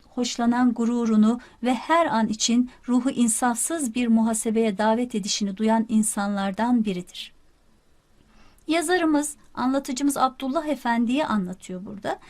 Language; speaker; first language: Turkish; native; Turkish